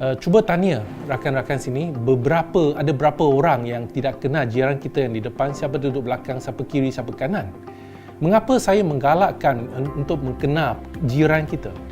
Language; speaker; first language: Malay; non-native, local second language; Chinese